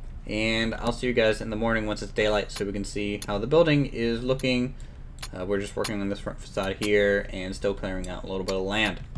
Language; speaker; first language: English; native; English